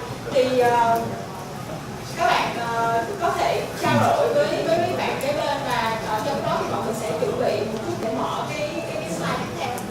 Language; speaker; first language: Vietnamese; native; Vietnamese